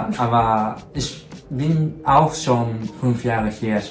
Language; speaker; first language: German; non-native, learner; Japanese